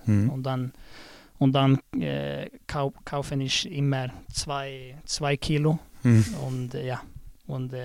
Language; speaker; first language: German; non-native, learner; Swedish